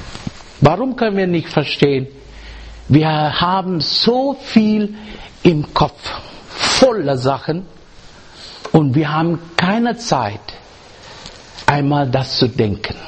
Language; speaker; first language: German; non-native, learner; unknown